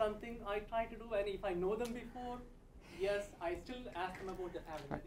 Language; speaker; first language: English; non-native, fluent; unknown